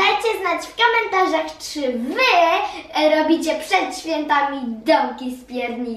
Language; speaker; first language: Polish; early bilingual, heritage; Polish